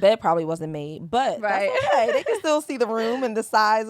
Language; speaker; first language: English; native; English